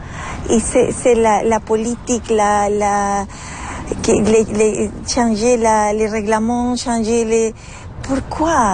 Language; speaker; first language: French; non-native, learner; Spanish